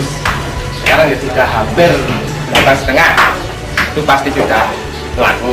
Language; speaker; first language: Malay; non-native, local second language; Javanese